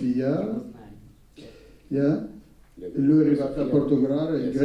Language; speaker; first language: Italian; non-native, learner; Russian